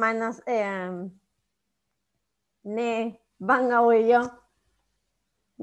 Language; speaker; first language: Korean; non-native, learner; Spanish